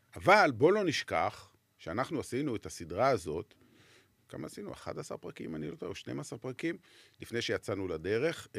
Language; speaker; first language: Hebrew; native; Hebrew